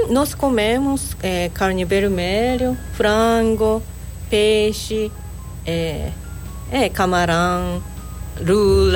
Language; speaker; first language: Portuguese; non-native, learner; Japanese